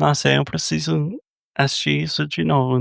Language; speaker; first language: Portuguese; non-native, fluent; English